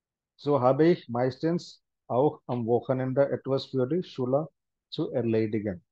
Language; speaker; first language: German; non-native, fluent; Hindi